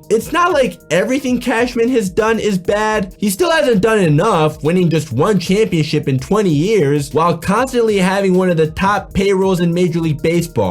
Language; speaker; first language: English; native; English